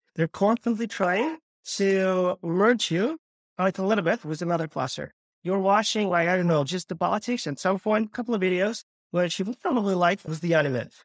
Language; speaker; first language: English; non-native, fluent; Ukrainian